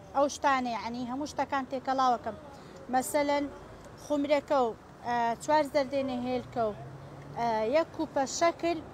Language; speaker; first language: Central Kurdish; native; Central Kurdish